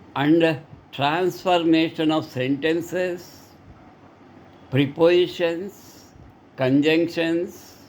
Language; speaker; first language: English; non-native, local second language; Telugu